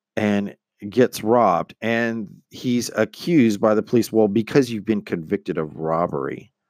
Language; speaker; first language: English; native; English